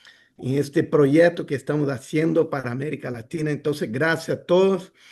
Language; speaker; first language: Spanish; non-native, fluent; Portuguese